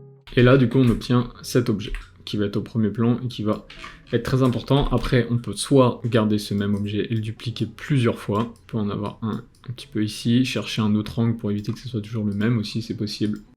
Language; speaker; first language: French; native; French